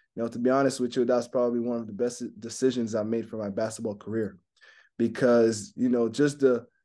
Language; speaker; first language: English; non-native, fluent; French